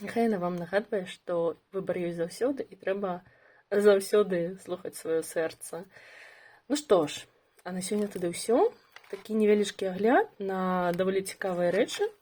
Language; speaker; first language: Belarusian; non-native, local second language; Russian